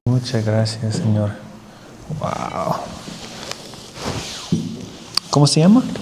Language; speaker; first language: Spanish; non-native, learner; English